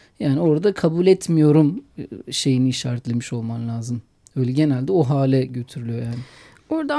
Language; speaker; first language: Turkish; native; Turkish